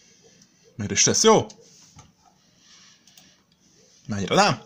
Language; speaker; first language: Hungarian; non-native, learner; Serbian